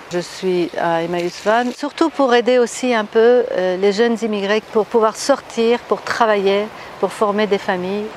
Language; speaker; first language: French; non-native, fluent; Persian